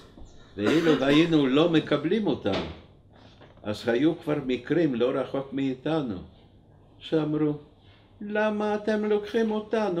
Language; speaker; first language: Hebrew; non-native, fluent; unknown